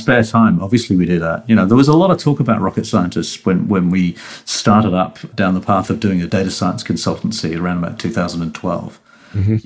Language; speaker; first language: English; native; English